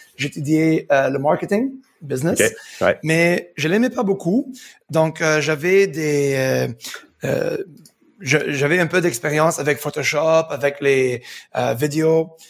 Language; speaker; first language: French; early bilingual, heritage; French